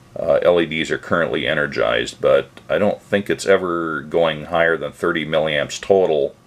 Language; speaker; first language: English; native; English